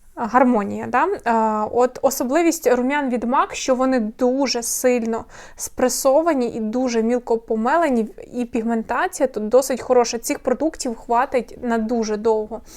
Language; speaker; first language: Ukrainian; non-native, local second language; Russian